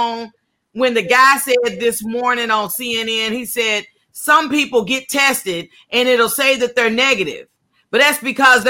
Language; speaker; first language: English; native; English